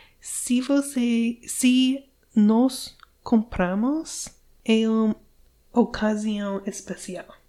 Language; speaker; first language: Portuguese; non-native, learner; English